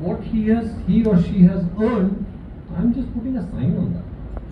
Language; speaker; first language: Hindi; native; Hindi